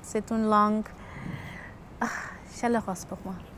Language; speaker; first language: French; non-native, fluent; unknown